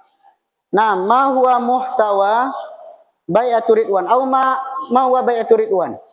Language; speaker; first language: Arabic; non-native, fluent; Indonesian